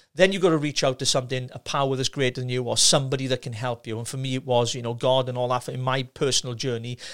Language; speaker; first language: English; native; English